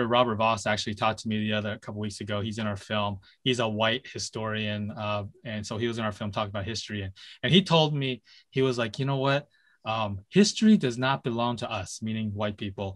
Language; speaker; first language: English; native; English